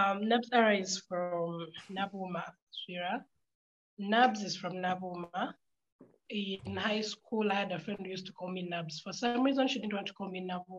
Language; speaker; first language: English; non-native, local second language; Ganda